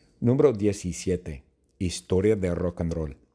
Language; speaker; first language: Spanish; non-native, fluent; English